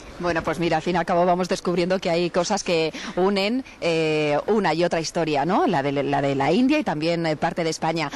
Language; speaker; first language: Spanish; native; Spanish